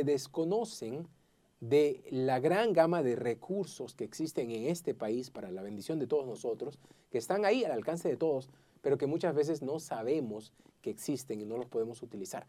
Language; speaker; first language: Spanish; native; Spanish